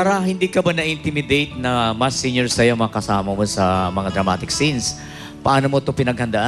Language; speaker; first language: Filipino; native; Filipino